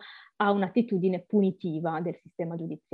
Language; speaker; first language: Italian; native; Italian